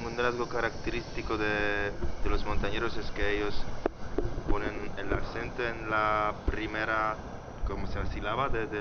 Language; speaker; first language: Spanish; non-native, learner; Polish